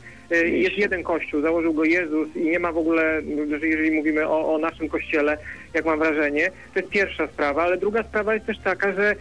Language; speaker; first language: Polish; native; Polish